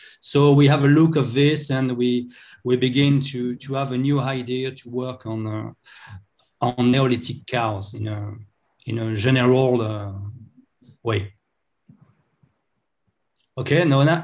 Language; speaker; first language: English; non-native, learner; French